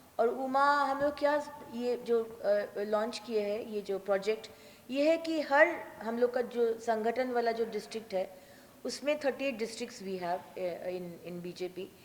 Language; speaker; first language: Hindi; non-native, local second language; Bangla